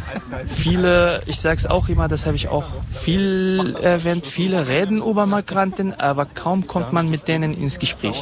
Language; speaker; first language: German; non-native, fluent; Kurdish